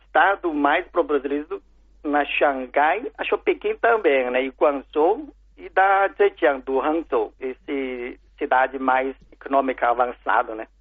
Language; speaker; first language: Portuguese; non-native, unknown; Chinese